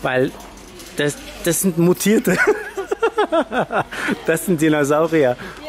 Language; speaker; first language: German; native; German